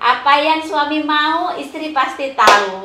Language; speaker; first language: Indonesian; native; Indonesian